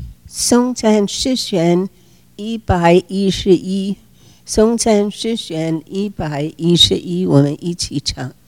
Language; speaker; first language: Chinese; non-native, fluent; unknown